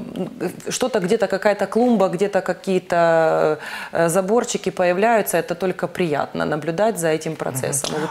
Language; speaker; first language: Russian; native; Russian